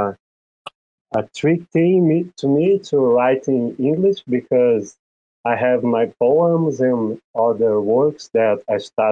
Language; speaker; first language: English; non-native, fluent; Portuguese